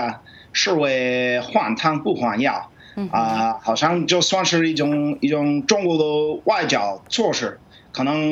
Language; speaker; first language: Chinese; non-native, fluent; English